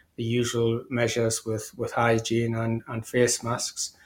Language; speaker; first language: English; native; English